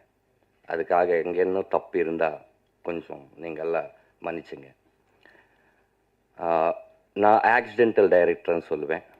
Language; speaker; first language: Tamil; non-native, learner; Telugu